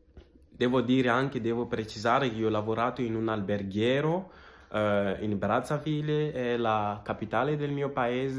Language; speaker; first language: Italian; non-native, fluent; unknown